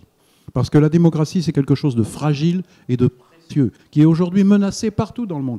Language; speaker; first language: French; native; French